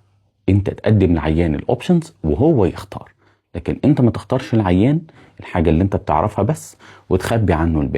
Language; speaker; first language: Arabic; native; Arabic